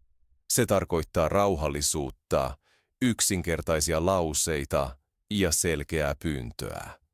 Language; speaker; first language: Finnish; non-native, fluent; Spanish